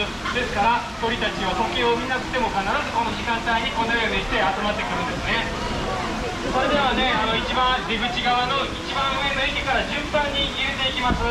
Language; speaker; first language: Japanese; native; Japanese